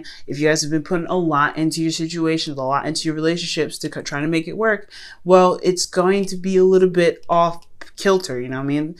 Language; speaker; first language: English; native; English